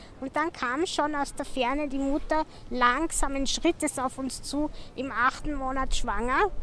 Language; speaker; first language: German; native; German